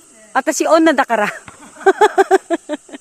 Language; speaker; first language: Japanese; non-native, learner; Filipino